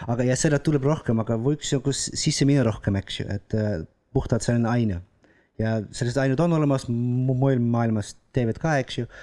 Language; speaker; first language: Estonian; non-native, fluent; Dutch